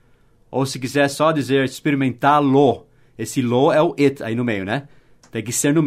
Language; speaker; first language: Portuguese; non-native, fluent; English